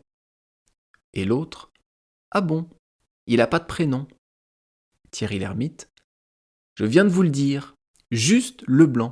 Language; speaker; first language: French; native; French